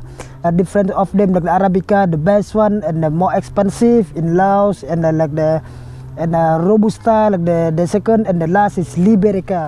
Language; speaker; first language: English; non-native, learner; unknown